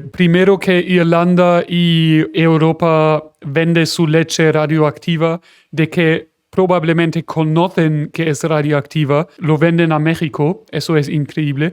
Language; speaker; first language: Spanish; non-native, fluent; German